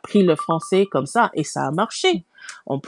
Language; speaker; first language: French; non-native, fluent; English